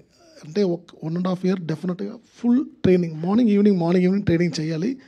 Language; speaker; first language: Telugu; non-native, learner; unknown